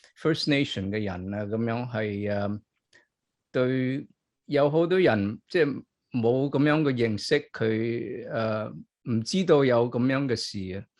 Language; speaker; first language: Cantonese; early bilingual, other home language; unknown